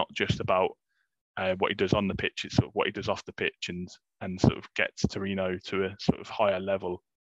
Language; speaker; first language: English; native; English